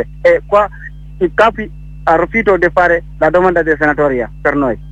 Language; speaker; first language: Italian; non-native, learner; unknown